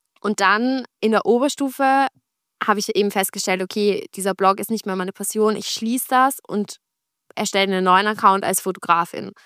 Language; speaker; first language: German; native; German